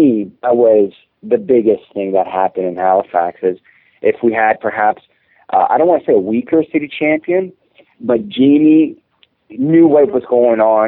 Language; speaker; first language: English; non-native, fluent; French